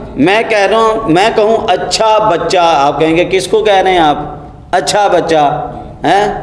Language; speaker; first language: Urdu; non-native, local second language; Punjabi